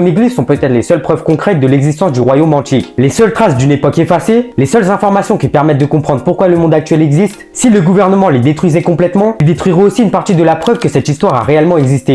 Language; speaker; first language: French; native; French